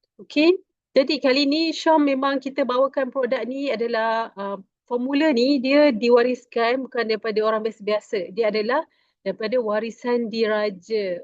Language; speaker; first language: Malay; native; Malay